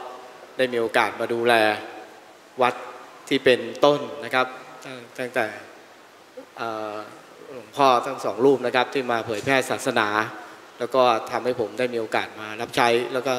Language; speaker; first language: Thai; native; Thai